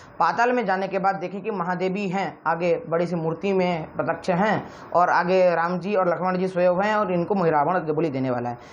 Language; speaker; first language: Hindi; non-native, local second language; Odia